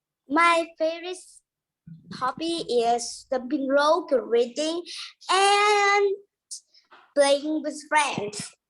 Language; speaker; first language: English; non-native, learner; Vietnamese